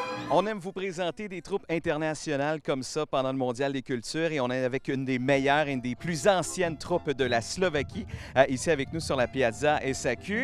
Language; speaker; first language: French; native; French